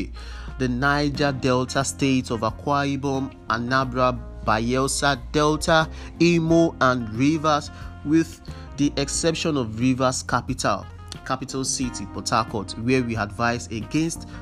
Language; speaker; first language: English; non-native, local second language; Yoruba